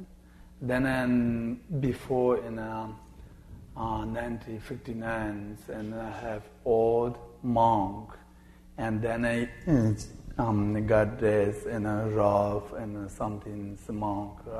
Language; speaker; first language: English; non-native, learner; Chinese